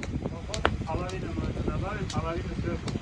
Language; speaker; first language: Russian; non-native, local second language; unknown